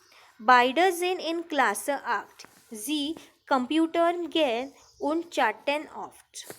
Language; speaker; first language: German; non-native, fluent; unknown